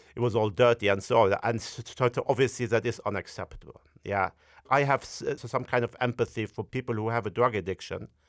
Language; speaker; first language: English; non-native, fluent; Luxembourgish